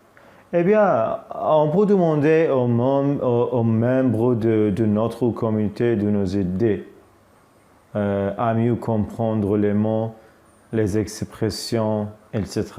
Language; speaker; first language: French; non-native, fluent; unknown